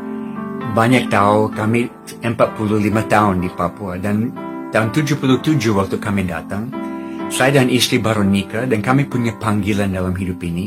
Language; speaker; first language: Indonesian; non-native, fluent; English